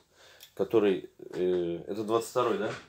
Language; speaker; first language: Russian; native; Russian